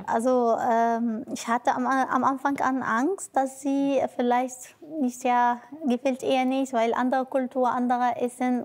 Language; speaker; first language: German; non-native, learner; Arabic